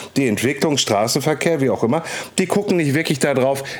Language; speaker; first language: German; native; German